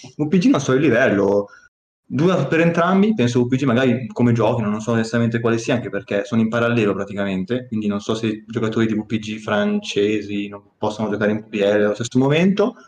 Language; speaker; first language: Italian; native; Italian